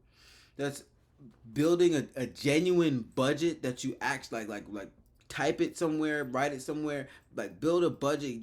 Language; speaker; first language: English; native; English